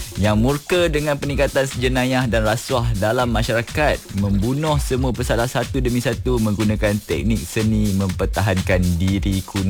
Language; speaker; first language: Malay; native; Malay